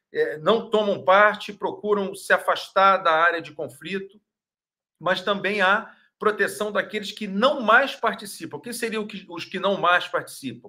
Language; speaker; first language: Portuguese; native; Portuguese